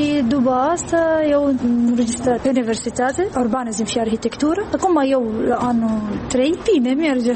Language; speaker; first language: Romanian; non-native, learner; Arabic